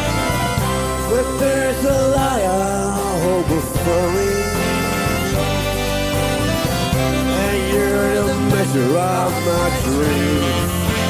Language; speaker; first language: English; native; English